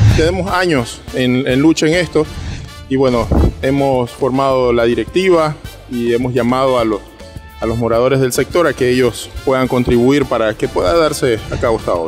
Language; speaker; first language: Spanish; native; Spanish